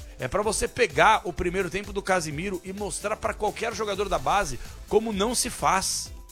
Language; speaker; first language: Portuguese; native; Portuguese